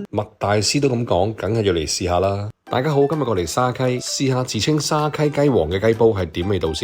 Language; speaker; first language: Cantonese; native; Cantonese